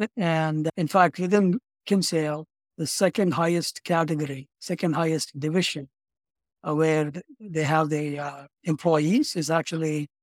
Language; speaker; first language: English; non-native, local second language; Tamil